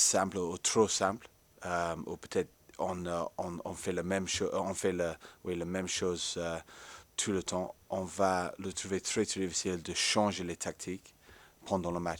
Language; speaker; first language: French; non-native, fluent; English